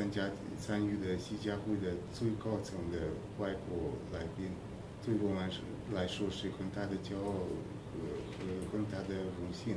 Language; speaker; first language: Chinese; non-native, fluent; Hungarian